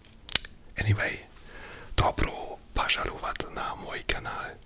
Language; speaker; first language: Russian; non-native, learner; German